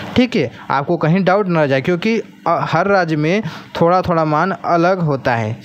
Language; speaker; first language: Hindi; native; Hindi